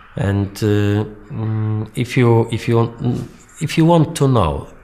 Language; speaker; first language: English; non-native, fluent; Polish